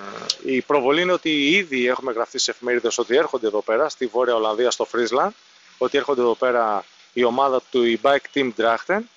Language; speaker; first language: Greek; native; Greek